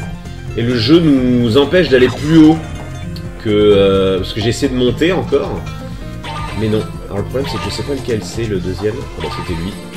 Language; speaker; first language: French; native; French